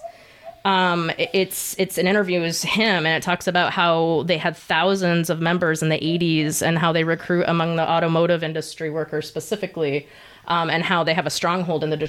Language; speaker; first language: English; native; English